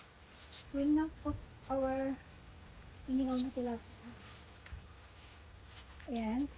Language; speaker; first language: Filipino; non-native, local second language; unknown